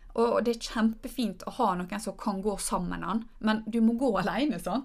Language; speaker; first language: Norwegian; native; Norwegian